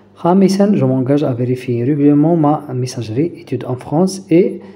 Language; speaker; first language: French; non-native, local second language; Arabic